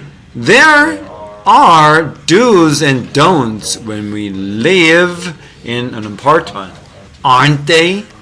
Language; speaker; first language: English; non-native, fluent; Korean